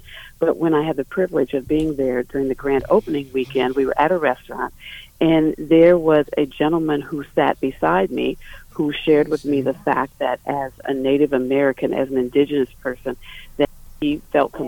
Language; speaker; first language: English; native; English